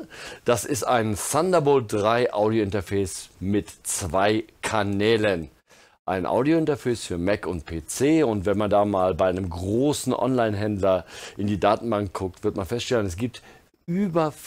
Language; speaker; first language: German; native; German